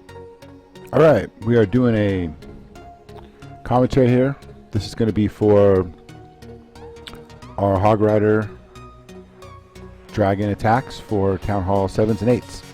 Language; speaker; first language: English; native; English